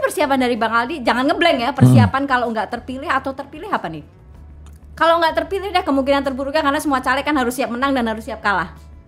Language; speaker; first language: Indonesian; native; Indonesian